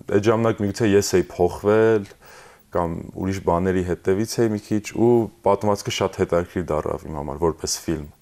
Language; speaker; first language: Armenian; early bilingual, heritage; Armenian